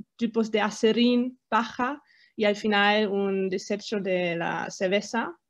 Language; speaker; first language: Spanish; non-native, fluent; German